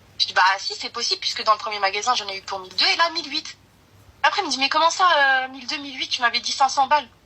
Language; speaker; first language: French; early bilingual, other home language; Arabic